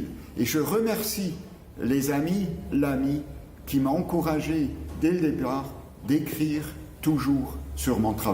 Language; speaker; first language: French; non-native, local second language; German